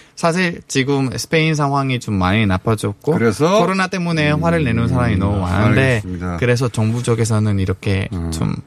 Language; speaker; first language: Korean; non-native, fluent; Spanish